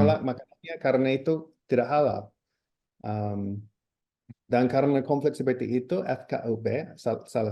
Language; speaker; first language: Indonesian; non-native, fluent; English